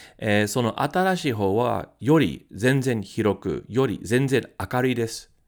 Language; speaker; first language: Japanese; non-native, fluent; English